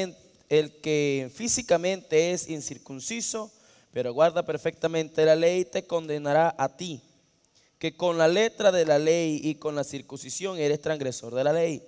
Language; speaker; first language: Spanish; native; Spanish